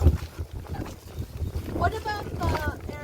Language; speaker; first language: English; native; English